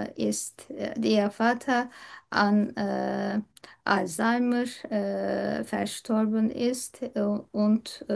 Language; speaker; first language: German; non-native, learner; Turkish